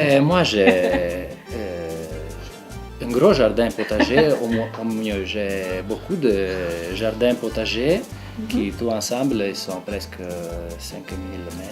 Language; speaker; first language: French; non-native, local second language; Italian